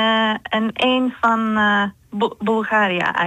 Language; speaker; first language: Dutch; non-native, fluent; Turkish